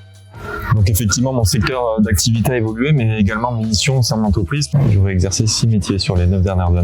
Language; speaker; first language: French; native; French